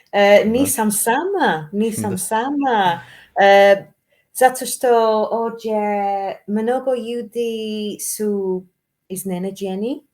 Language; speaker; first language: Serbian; non-native, learner; English